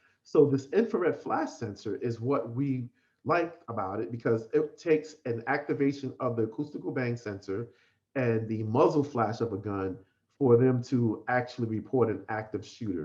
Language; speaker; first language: English; native; English